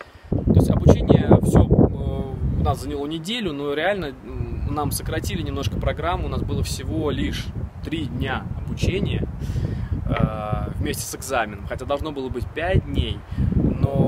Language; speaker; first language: Russian; native; Russian